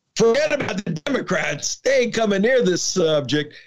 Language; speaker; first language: English; native; English